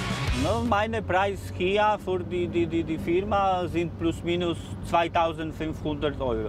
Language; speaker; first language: German; non-native, learner; Polish